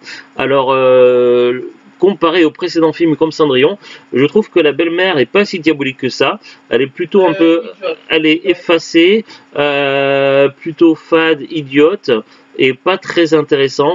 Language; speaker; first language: French; native; French